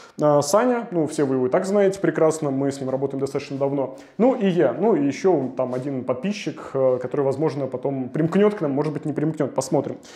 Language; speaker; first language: Russian; native; Russian